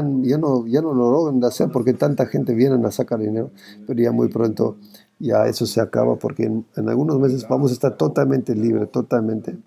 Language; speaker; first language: Spanish; non-native, fluent; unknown